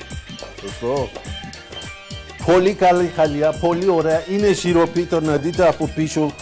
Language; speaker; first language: Greek; non-native, fluent; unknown